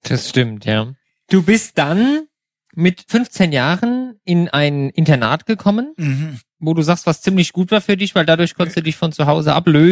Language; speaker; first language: German; native; German